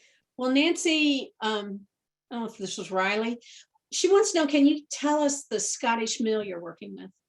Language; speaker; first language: English; native; English